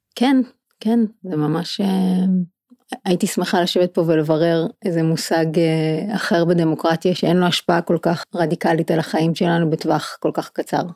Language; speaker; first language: Hebrew; native; Hebrew